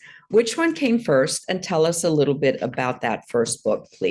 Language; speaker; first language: English; native; English